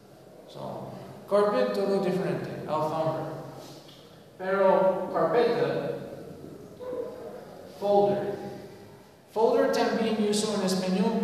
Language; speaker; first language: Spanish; non-native, learner; English